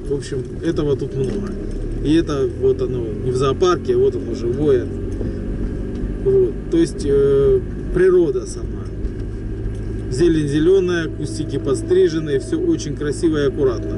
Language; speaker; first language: Russian; native; Russian